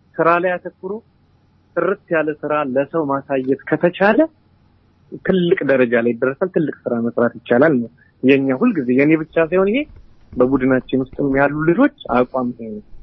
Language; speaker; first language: Amharic; native; Amharic